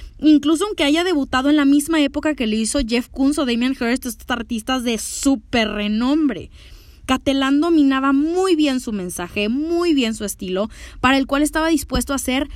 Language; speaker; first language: Spanish; native; Spanish